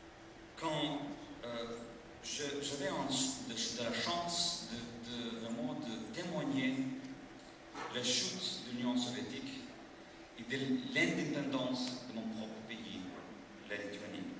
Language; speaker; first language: French; non-native, fluent; Lithuanian